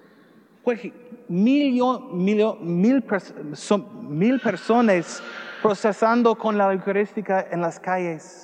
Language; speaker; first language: Spanish; non-native, learner; English